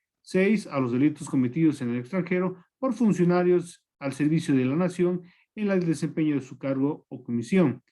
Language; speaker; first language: Spanish; native; Spanish